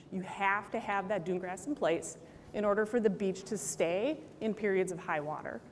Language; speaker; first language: English; native; English